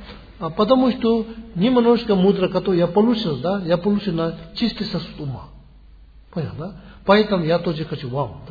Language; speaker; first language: Russian; non-native, learner; Tibetan